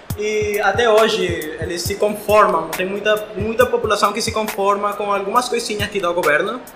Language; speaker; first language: Portuguese; non-native, fluent; Spanish